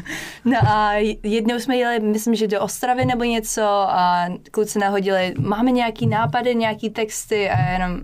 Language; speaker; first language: Czech; non-native, fluent; English